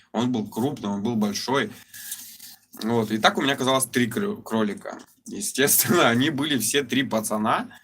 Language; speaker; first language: Russian; native; Russian